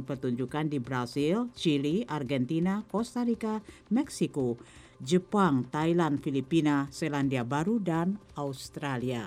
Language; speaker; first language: Indonesian; native; Indonesian